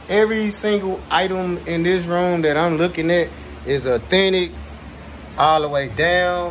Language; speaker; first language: English; native; English